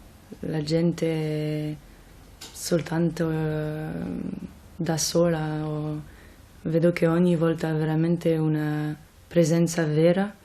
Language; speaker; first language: Italian; non-native, fluent; French